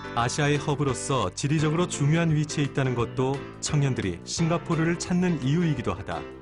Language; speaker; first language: Korean; native; Korean